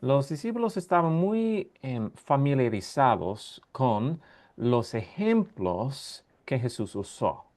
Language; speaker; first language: Spanish; non-native, fluent; English